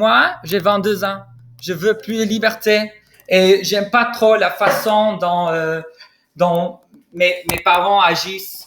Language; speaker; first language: French; non-native, fluent; English